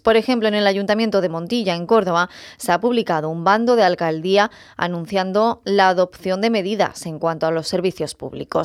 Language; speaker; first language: Spanish; native; Spanish